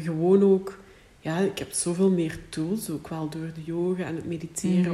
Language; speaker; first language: Dutch; native; Dutch